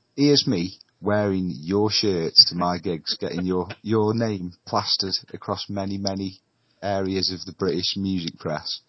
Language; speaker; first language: English; native; English